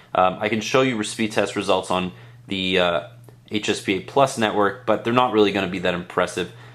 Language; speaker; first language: English; native; English